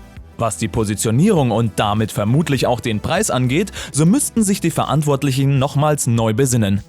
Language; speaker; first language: German; native; German